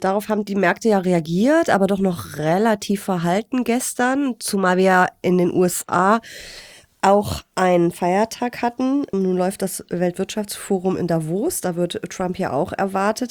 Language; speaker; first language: German; native; German